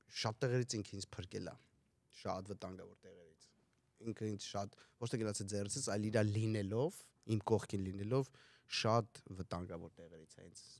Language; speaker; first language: Armenian; native; Armenian